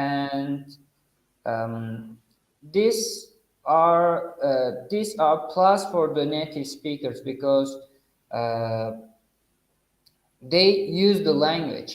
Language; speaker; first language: English; non-native, fluent; Uzbek